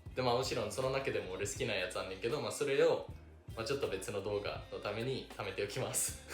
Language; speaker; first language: Japanese; non-native, fluent; English